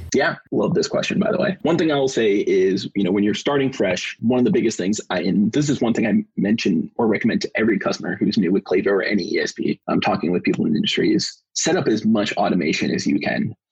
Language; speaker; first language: English; native; English